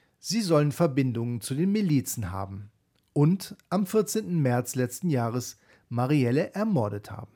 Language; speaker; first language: German; native; German